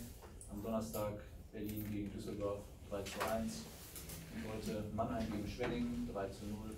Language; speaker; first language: German; native; German